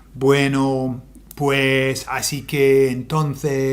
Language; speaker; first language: Spanish; non-native, fluent; English